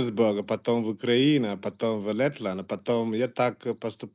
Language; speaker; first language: Russian; non-native, learner; Igbo